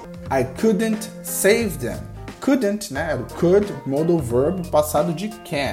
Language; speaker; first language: English; non-native, fluent; Portuguese